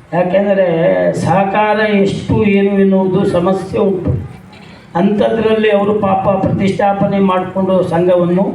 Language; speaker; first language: Kannada; native; Kannada